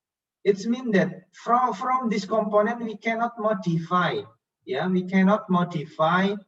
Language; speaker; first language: English; non-native, fluent; Indonesian